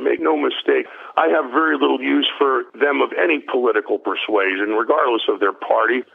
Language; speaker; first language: English; early bilingual, other home language; German